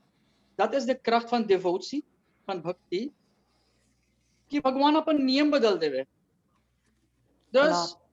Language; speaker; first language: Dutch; non-native, local second language; Caribbean Hindustani